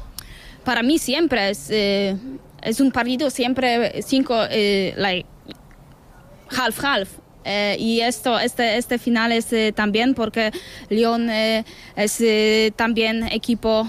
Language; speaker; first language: Spanish; non-native, learner; Polish